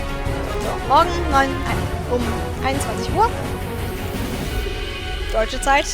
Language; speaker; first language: German; native; German